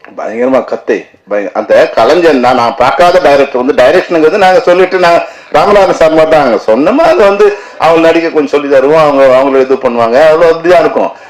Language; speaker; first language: Tamil; native; Tamil